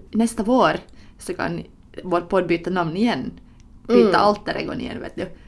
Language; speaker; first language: Swedish; early bilingual, other home language; Finnish